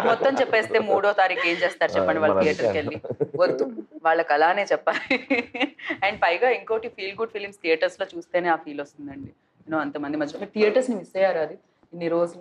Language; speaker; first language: Telugu; native; Telugu